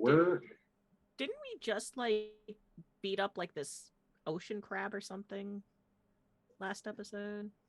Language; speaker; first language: English; native; English